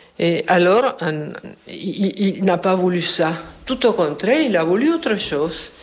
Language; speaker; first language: French; non-native, fluent; Spanish